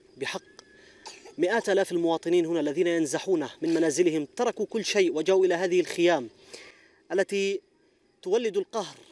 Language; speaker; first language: Arabic; native; Arabic